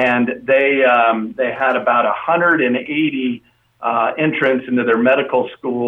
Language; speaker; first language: English; native; English